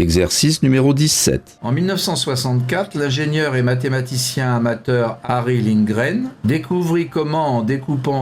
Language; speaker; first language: French; native; French